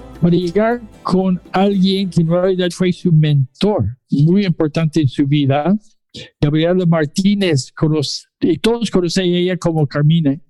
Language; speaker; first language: Spanish; non-native, fluent; English